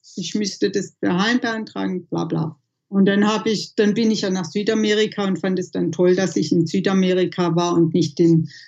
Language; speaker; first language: German; native; German